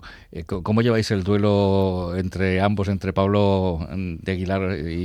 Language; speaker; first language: Spanish; native; Spanish